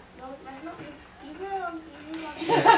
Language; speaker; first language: French; non-native, learner; Dutch